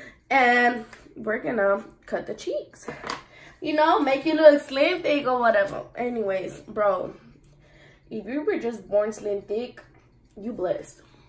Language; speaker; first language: English; early bilingual, other home language; Spanish